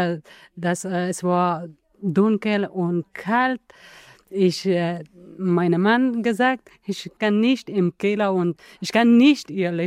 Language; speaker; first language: German; non-native, learner; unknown